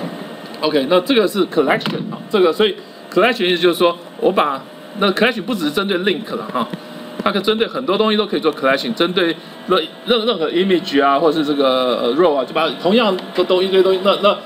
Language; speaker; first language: Chinese; native; Chinese